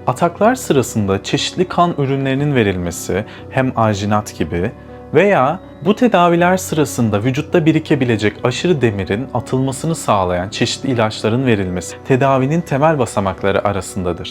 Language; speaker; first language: Turkish; native; Turkish